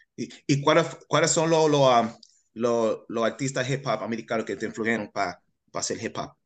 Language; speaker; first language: Spanish; early bilingual, heritage; Spanish